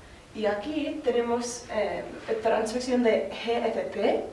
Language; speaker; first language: Spanish; non-native, fluent; English